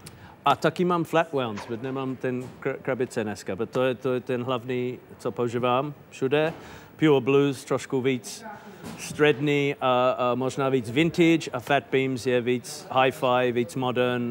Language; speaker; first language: Czech; non-native, fluent; English